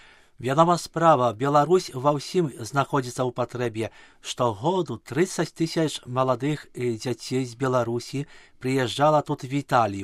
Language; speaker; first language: Polish; non-native, learner; Belarusian